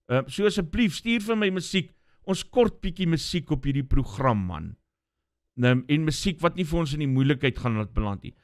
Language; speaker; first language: Afrikaans; native; Afrikaans